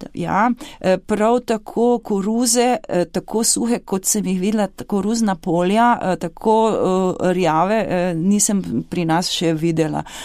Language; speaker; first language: Slovenian; native; Slovenian